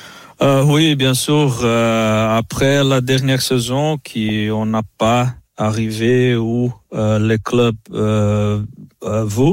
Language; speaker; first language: French; non-native, fluent; Portuguese